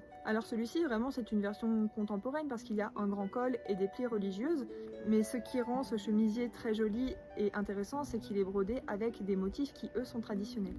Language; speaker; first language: French; native; French